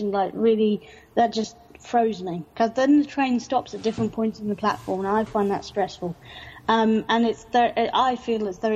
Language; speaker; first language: English; native; English